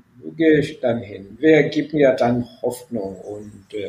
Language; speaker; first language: German; non-native, fluent; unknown